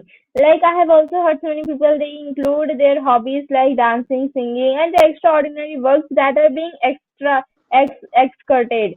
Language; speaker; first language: English; non-native, learner; Hindi